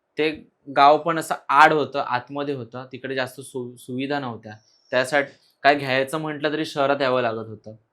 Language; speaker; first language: Marathi; native; Marathi